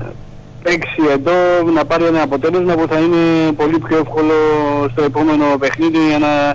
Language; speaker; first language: Greek; non-native, fluent; Georgian